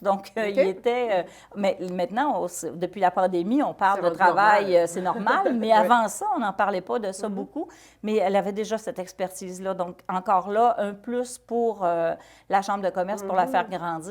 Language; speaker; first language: French; native; French